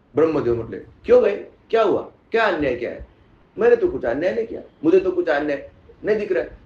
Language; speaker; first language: Hindi; non-native, local second language; Marathi